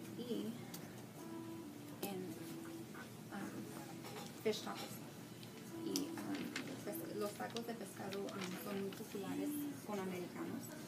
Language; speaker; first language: Spanish; early bilingual, heritage; Spanish